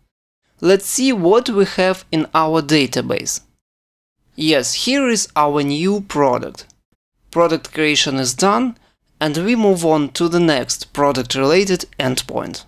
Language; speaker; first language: English; non-native, fluent; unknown